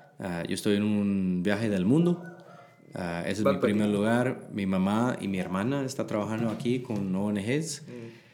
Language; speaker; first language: Spanish; non-native, learner; English